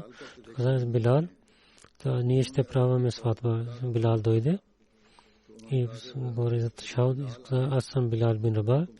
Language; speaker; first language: Bulgarian; non-native, learner; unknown